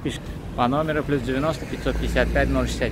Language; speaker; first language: Russian; non-native, fluent; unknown